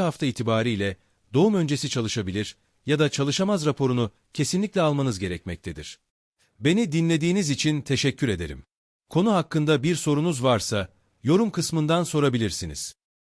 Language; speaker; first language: Turkish; native; Turkish